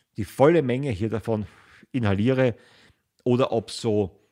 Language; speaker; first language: German; native; German